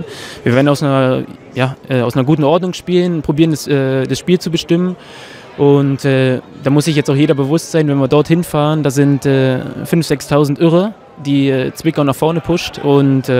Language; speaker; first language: German; native; German